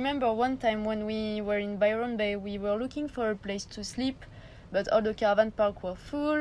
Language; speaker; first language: English; non-native, learner; French